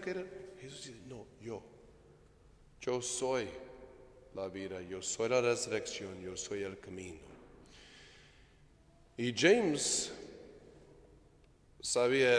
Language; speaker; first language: Spanish; non-native, fluent; English